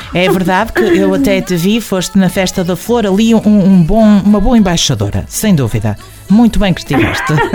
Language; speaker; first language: Portuguese; native; Portuguese